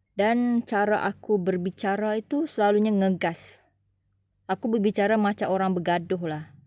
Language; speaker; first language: Malay; native; Malay